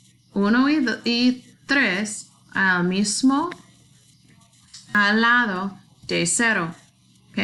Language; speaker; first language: Spanish; non-native, learner; English